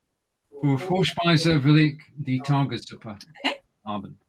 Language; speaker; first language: German; non-native, learner; English